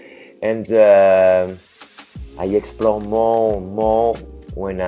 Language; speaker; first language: English; non-native, learner; French